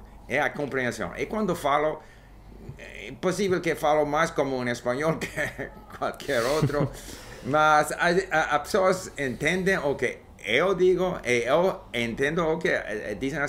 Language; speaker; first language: Portuguese; non-native, learner; English